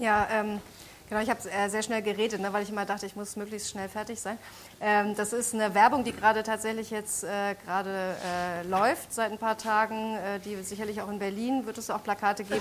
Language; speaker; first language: German; native; German